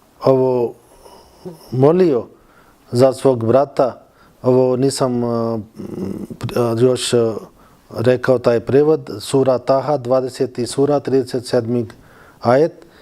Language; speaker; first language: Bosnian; non-native, fluent; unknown